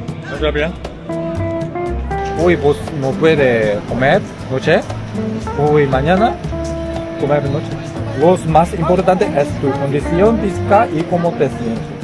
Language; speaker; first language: Spanish; non-native, learner; Korean